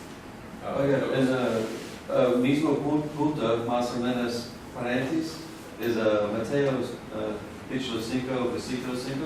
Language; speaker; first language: Spanish; non-native, learner; English